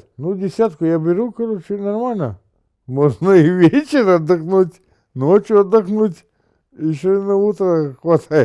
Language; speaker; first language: Russian; native; Russian